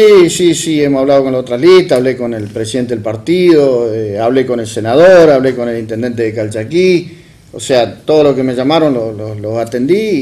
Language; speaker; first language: Spanish; native; Spanish